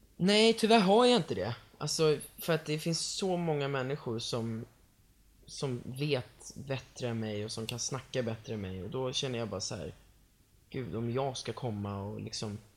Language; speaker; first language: Swedish; native; Swedish